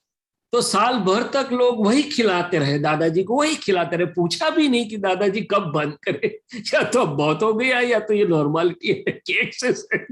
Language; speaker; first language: Hindi; non-native, local second language; Gujarati